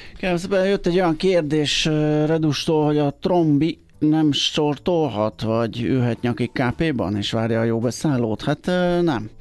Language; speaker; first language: Hungarian; native; Hungarian